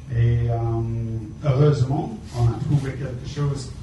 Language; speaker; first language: French; non-native, fluent; English